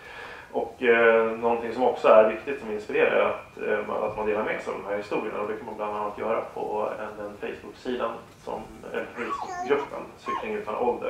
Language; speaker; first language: Swedish; native; Swedish